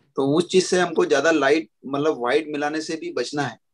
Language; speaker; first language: Hindi; native; Hindi